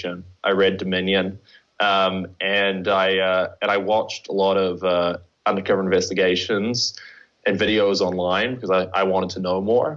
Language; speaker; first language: English; native; English